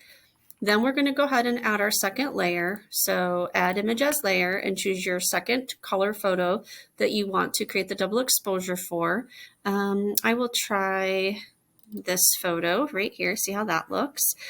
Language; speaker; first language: English; native; English